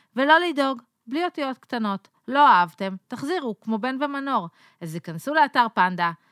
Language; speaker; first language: Hebrew; native; Hebrew